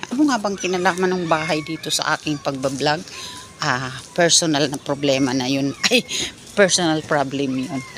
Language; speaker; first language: Filipino; non-native, local second language; Cebuano